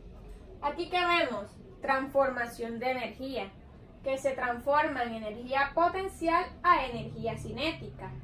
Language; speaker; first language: Spanish; native; Spanish